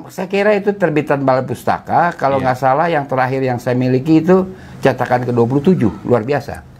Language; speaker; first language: Indonesian; native; Indonesian